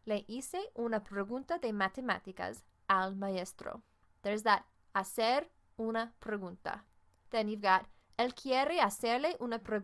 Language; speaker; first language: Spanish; non-native, fluent; English